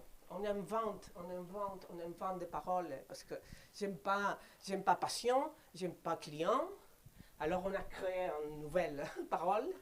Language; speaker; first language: French; non-native, fluent; Spanish